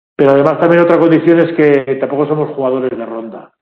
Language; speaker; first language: Spanish; native; Spanish